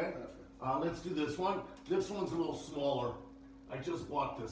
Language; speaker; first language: English; native; English